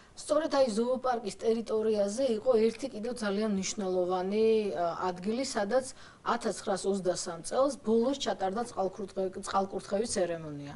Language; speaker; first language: Georgian; native; Georgian